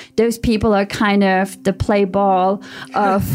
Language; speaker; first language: English; early bilingual, heritage; German